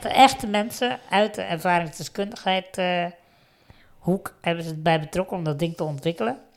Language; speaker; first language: Dutch; native; Dutch